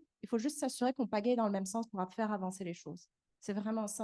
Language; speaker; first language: French; native; French